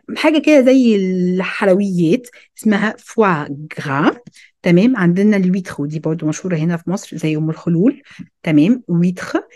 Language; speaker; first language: Arabic; early bilingual, heritage; Arabic